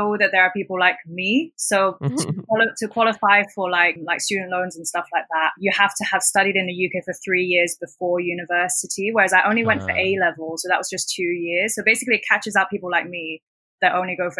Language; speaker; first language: English; non-native, local second language; Cantonese